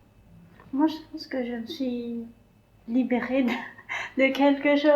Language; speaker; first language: French; non-native, local second language; Malagasy